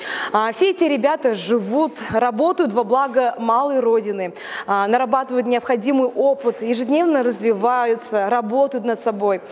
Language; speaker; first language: Russian; native; Russian